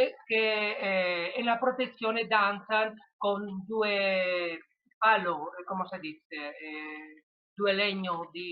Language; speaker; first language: Italian; non-native, learner; Spanish